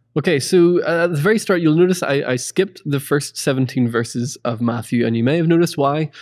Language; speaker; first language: English; native; English